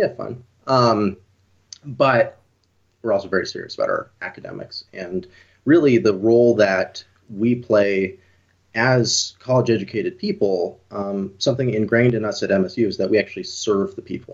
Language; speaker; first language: English; native; English